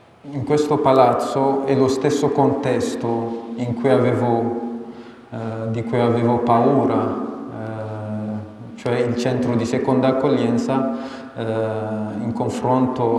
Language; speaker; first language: Italian; non-native, fluent; Amharic